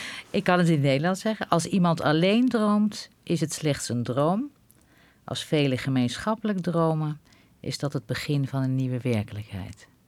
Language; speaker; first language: Dutch; native; Dutch